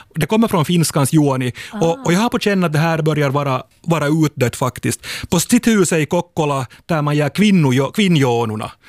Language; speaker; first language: Swedish; native; Swedish